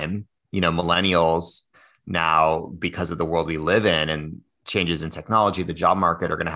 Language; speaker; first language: English; native; English